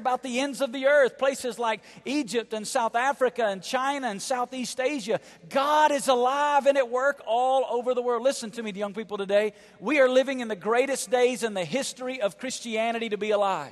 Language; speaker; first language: English; native; English